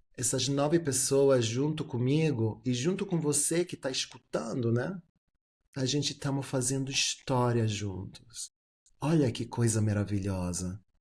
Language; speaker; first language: Portuguese; early bilingual, heritage; Portuguese